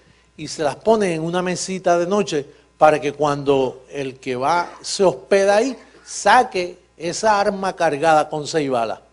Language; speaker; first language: Spanish; native; Spanish